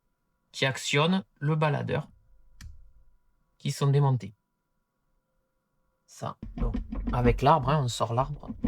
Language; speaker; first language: French; native; French